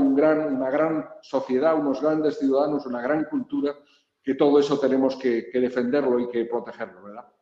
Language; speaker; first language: Spanish; native; Spanish